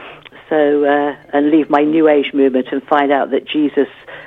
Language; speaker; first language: English; native; English